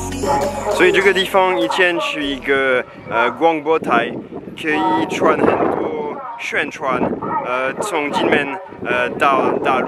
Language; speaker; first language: Chinese; non-native, fluent; French